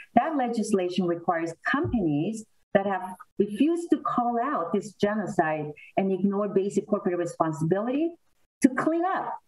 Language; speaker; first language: English; non-native, fluent; Korean